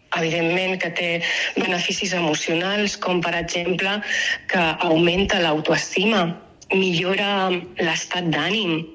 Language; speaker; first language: Catalan; native; Catalan